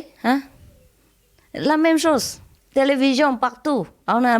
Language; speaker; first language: French; non-native, learner; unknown